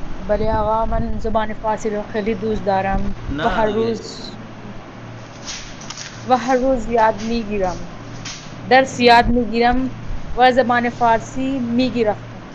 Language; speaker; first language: Persian; non-native, learner; Urdu